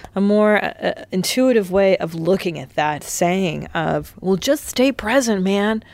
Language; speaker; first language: English; native; English